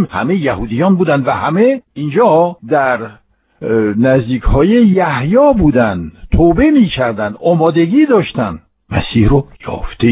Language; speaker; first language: Persian; non-native, fluent; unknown